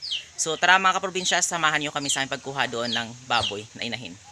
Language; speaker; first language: Filipino; native; Filipino